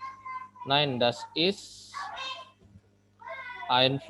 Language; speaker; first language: German; non-native, fluent; Indonesian